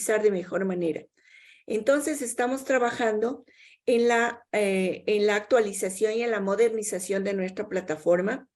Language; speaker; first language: Spanish; native; Spanish